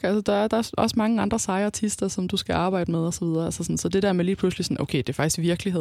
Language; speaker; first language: Danish; native; Danish